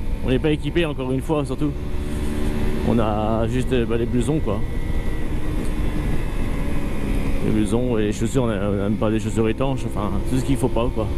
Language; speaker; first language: French; native; French